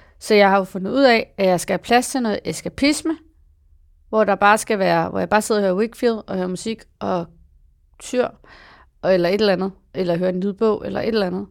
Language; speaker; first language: Danish; early bilingual, other home language; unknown